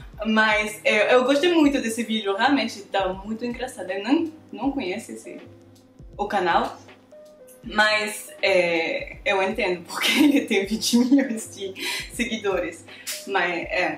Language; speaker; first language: Portuguese; non-native, fluent; French